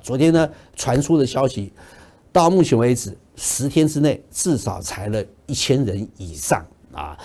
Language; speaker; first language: Chinese; native; Chinese